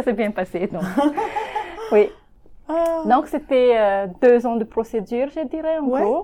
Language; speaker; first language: French; non-native, local second language; Malagasy